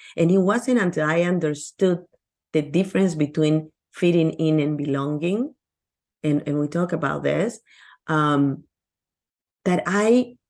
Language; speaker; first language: English; non-native, fluent; Spanish